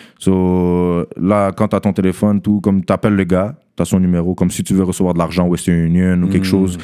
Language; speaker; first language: French; early bilingual, other home language; Russian